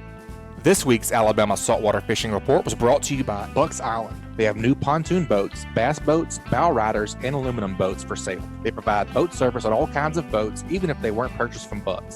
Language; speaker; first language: English; native; English